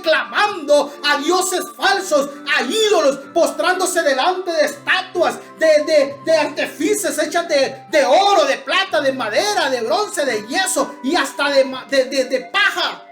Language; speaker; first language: Spanish; native; Spanish